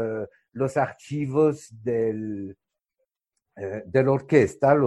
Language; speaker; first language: Spanish; non-native, fluent; French